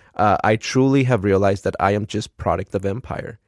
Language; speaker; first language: English; early bilingual, other home language; Spanish